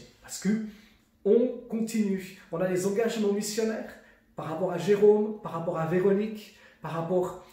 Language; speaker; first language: French; native; French